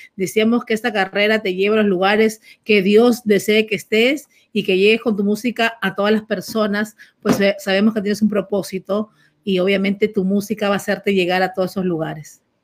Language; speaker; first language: Spanish; native; Spanish